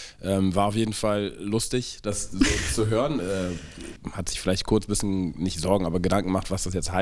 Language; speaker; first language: German; native; German